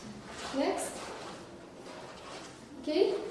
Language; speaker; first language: English; non-native, learner; Kazakh